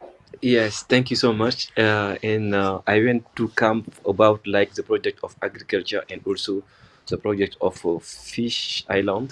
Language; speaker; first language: English; non-native, local second language; Wolof